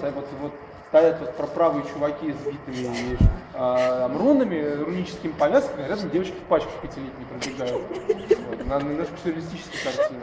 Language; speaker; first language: Russian; native; Russian